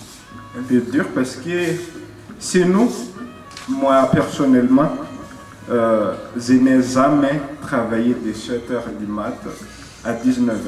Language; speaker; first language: French; non-native, local second language; Malagasy